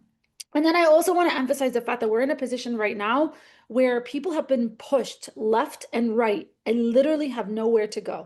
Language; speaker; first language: English; native; English